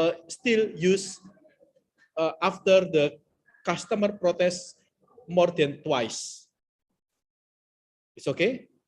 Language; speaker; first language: English; non-native, learner; Indonesian